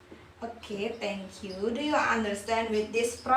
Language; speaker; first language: English; non-native, learner; Indonesian